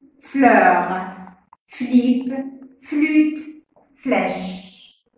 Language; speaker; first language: French; non-native, local second language; Arabic